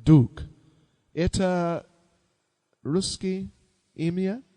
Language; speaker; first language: Russian; non-native, learner; English